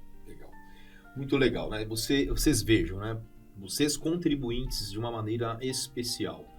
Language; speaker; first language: Portuguese; native; Portuguese